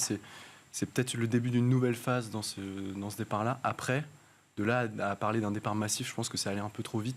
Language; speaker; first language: French; native; French